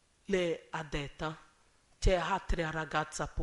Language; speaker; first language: Italian; non-native, learner; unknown